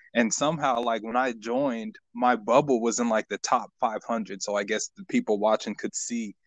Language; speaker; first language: English; native; English